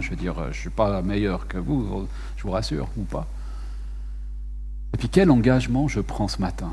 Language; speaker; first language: French; native; French